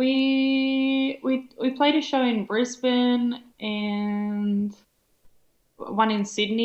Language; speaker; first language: English; native; English